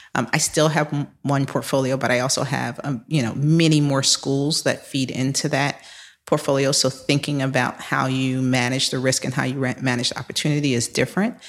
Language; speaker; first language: English; native; English